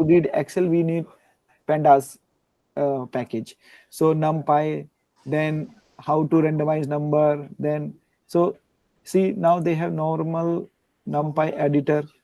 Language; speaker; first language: English; non-native, learner; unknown